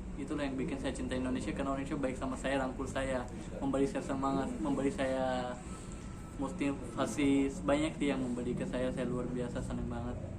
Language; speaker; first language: Indonesian; non-native, fluent; Urdu